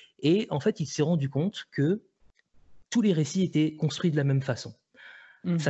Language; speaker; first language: French; native; French